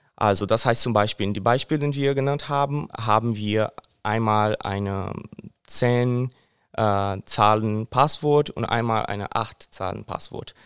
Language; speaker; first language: German; non-native, fluent; Portuguese